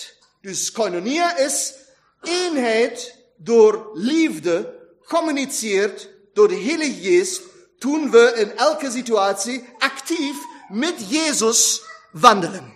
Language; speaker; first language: Dutch; non-native, fluent; German